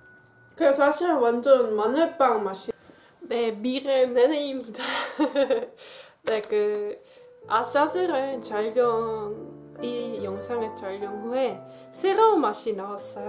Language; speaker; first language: Korean; non-native, fluent; Dutch